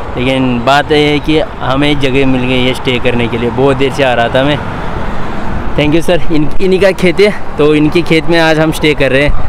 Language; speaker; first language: Hindi; native; Hindi